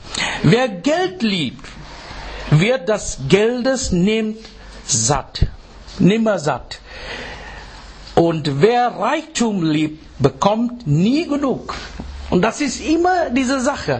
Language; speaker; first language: German; non-native, learner; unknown